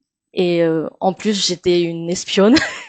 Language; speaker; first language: French; non-native, fluent; Min Nan Chinese